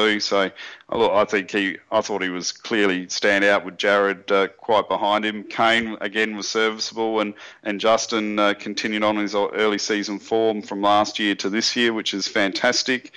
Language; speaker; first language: English; native; English